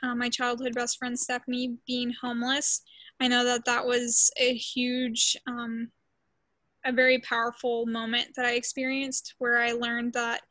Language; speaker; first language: English; early bilingual, other home language; Spanish